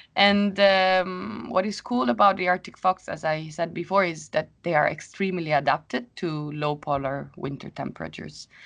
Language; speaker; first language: English; non-native, fluent; Italian